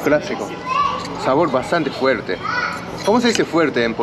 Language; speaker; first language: Spanish; non-native, fluent; Japanese